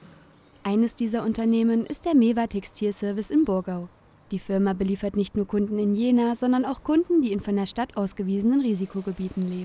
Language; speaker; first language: German; native; German